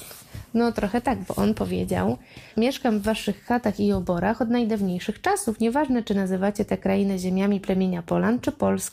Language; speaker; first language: Polish; native; Polish